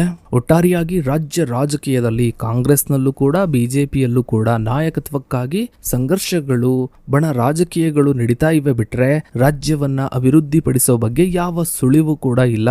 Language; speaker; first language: Kannada; native; Kannada